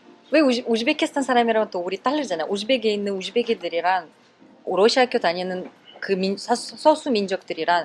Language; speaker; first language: Korean; non-native, fluent; Russian